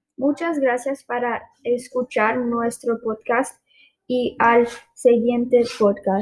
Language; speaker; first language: Spanish; non-native, learner; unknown